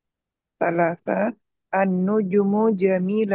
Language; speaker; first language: Arabic; non-native, learner; Indonesian